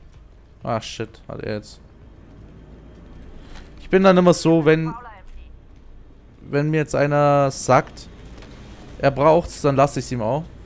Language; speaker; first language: German; native; German